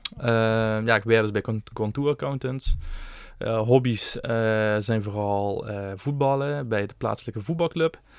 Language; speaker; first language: Dutch; native; Dutch